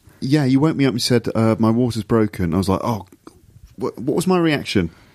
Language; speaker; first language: English; native; English